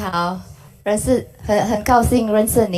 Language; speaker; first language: Chinese; non-native, learner; Indonesian